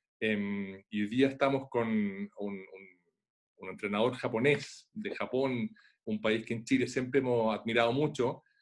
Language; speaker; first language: Spanish; native; Spanish